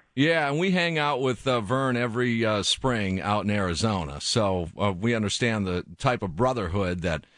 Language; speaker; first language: English; native; English